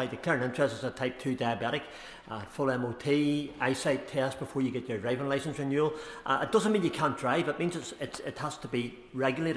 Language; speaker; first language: English; native; English